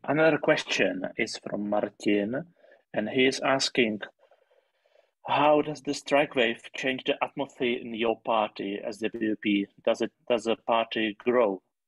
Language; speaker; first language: English; non-native, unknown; Czech